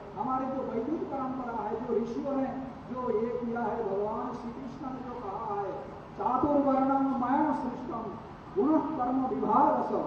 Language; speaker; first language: Hindi; non-native, local second language; Bangla